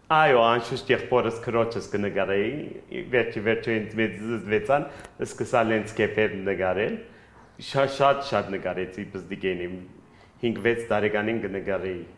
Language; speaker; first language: Armenian; early bilingual, heritage; Armenian